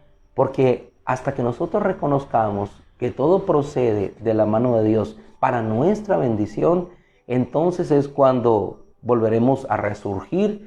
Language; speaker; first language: Spanish; native; Spanish